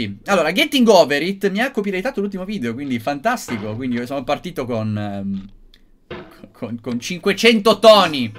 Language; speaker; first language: Italian; native; Italian